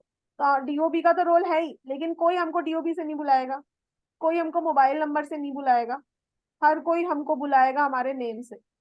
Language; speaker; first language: Hindi; native; Hindi